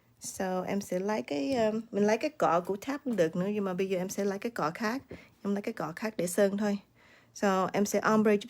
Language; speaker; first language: Vietnamese; early bilingual, heritage; Vietnamese